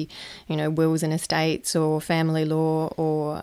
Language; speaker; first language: English; native; English